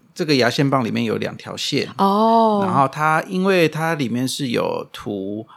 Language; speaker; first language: Chinese; non-native, fluent; German